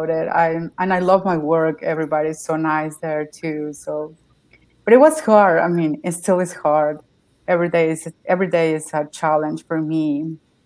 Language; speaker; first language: English; non-native, learner; Spanish